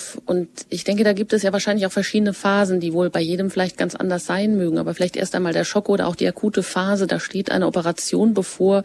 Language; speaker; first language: German; native; German